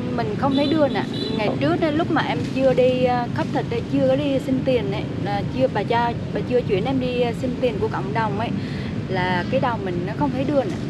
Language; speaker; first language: Vietnamese; native; Vietnamese